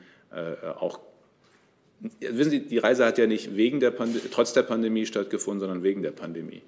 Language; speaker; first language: German; native; German